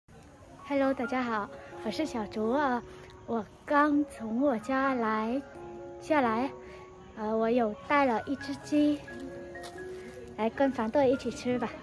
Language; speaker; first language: Chinese; non-native, learner; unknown